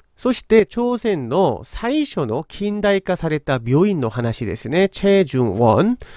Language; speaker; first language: Japanese; non-native, fluent; Korean